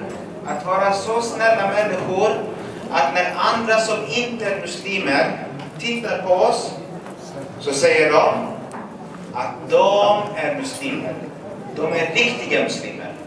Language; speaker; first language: Swedish; early bilingual, other home language; Arabic